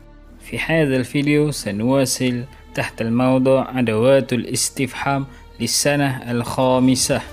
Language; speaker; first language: Arabic; non-native, fluent; Malay